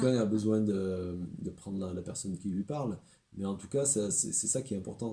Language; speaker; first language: French; native; French